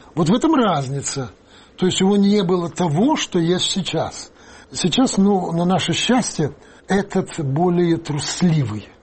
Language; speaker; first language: Russian; non-native, local second language; Ukrainian